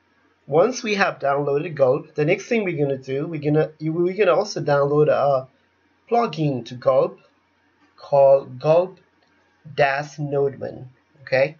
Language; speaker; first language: English; non-native, fluent; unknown